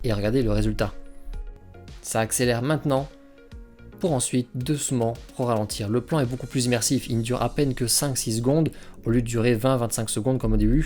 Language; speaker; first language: French; native; French